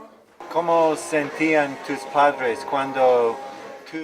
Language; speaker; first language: Spanish; non-native, learner; English